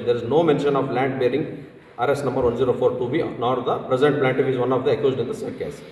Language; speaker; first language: English; non-native, local second language; Kannada